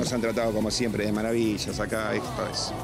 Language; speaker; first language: Spanish; native; Spanish